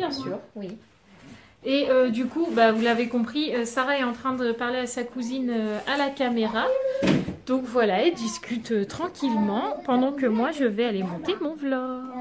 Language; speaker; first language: French; native; French